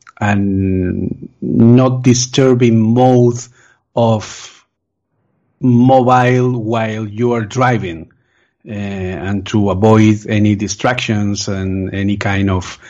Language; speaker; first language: English; non-native, fluent; Spanish